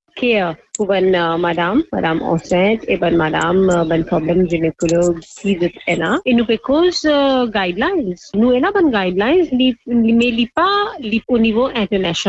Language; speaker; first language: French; non-native, local second language; Morisyen